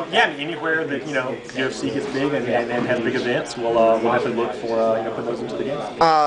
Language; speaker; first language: English; native; English